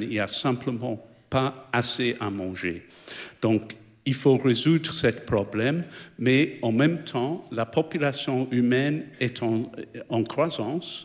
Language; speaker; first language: French; non-native, fluent; English